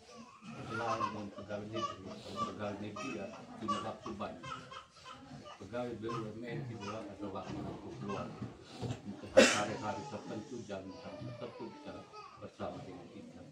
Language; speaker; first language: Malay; non-native, local second language; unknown